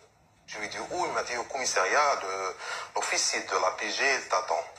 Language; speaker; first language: French; non-native, local second language; Arabic